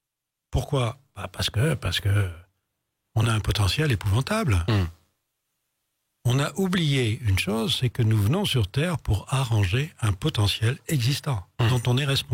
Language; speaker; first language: French; native; French